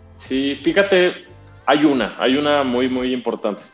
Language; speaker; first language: Spanish; native; Spanish